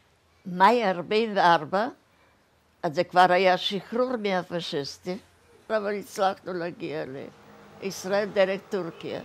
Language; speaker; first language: Hebrew; early bilingual, other home language; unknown